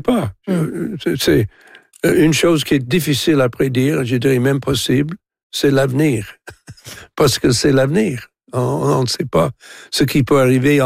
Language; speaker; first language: French; non-native, local second language; English